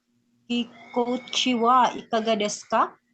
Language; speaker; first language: Japanese; non-native, learner; Filipino